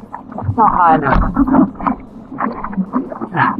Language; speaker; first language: German; native; German